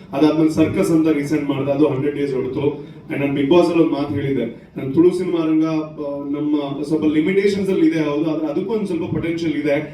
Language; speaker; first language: Kannada; non-native, local second language; Tulu